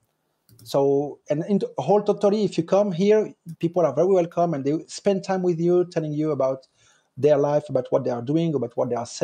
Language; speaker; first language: English; non-native, fluent; French